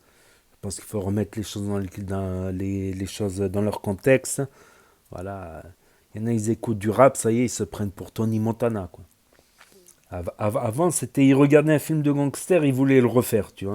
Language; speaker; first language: French; native; French